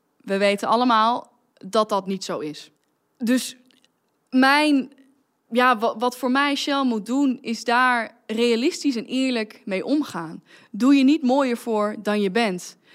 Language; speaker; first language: Dutch; native; Dutch